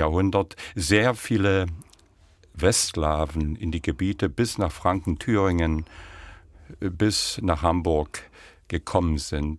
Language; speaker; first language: German; non-native, local second language; Upper Sorbian